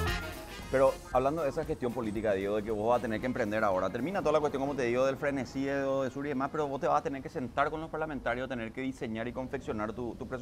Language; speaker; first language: Spanish; native; Spanish